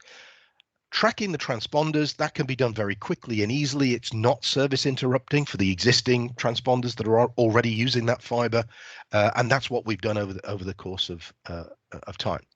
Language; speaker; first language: English; native; English